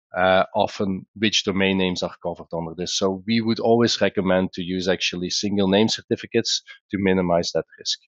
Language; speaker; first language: English; non-native, fluent; Dutch